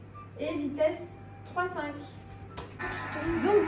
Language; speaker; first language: French; native; French